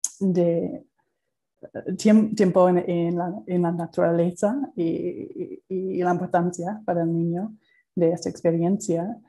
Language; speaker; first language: Spanish; non-native, fluent; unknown